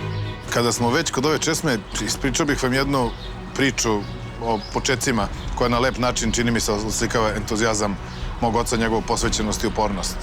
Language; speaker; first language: Bosnian; native; Bosnian